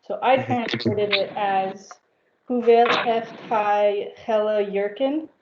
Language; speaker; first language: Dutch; non-native, learner; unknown